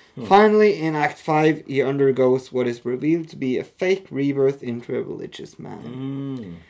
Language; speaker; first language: Norwegian; native; Norwegian